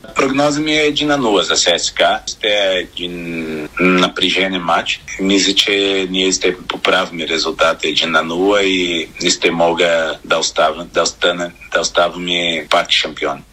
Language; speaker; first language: Bulgarian; non-native, learner; Portuguese